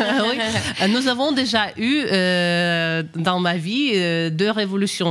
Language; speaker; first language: French; non-native, fluent; Ukrainian